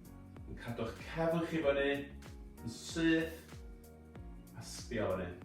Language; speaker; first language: Welsh; native; Welsh